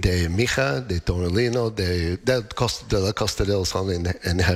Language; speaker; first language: Spanish; non-native, fluent; English